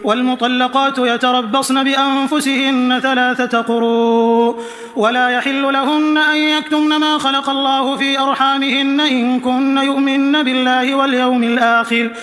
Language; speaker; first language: Arabic; native; Arabic